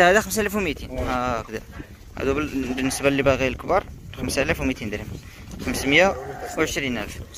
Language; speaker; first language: Arabic; native; Arabic